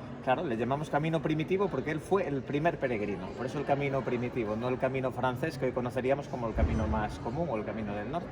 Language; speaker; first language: Spanish; native; Spanish